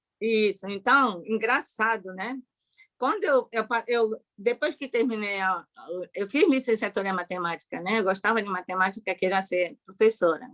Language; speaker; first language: Portuguese; early bilingual, other home language; Japanese